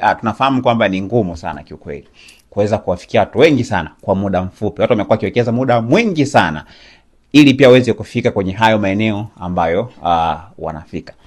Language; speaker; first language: Swahili; native; Swahili